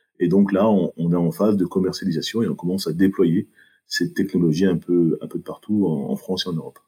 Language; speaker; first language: French; early bilingual, other home language; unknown